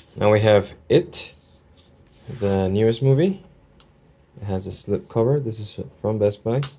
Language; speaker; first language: English; native; English